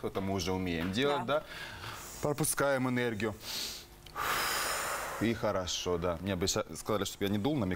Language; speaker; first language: Russian; native; Russian